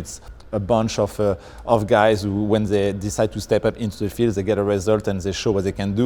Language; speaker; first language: English; non-native, fluent; French